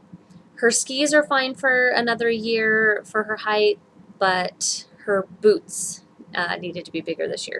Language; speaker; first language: English; native; English